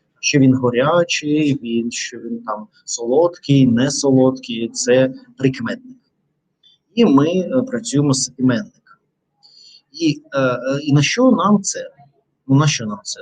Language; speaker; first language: Ukrainian; non-native, learner; Russian